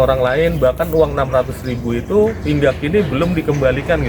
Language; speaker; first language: Indonesian; native; Indonesian